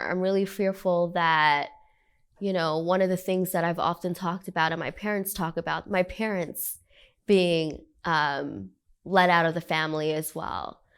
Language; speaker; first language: English; early bilingual, other home language; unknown